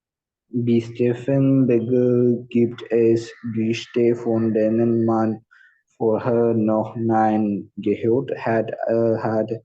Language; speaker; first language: German; non-native, learner; Malayalam